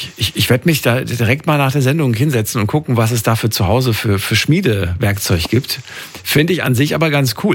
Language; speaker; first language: German; native; German